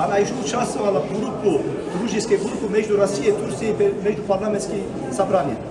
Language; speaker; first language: Russian; non-native, fluent; Turkish